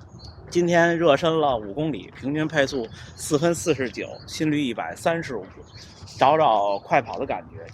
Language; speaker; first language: Chinese; native; Chinese